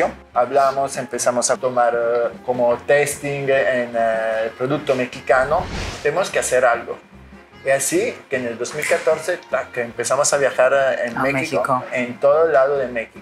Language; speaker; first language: Spanish; non-native, fluent; Italian